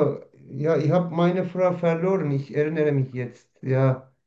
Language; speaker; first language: German; non-native, learner; Turkish